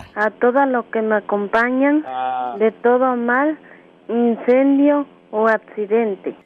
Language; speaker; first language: Spanish; native; Spanish